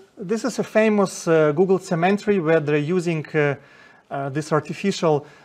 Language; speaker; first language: English; non-native, fluent; Ukrainian